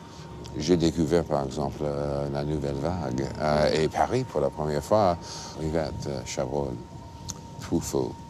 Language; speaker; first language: French; non-native, fluent; English